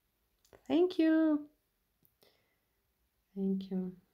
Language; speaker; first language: English; non-native, learner; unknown